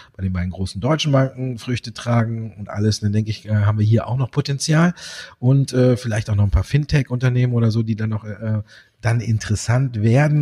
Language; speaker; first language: German; native; German